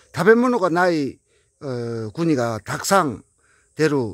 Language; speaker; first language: Japanese; non-native, learner; Korean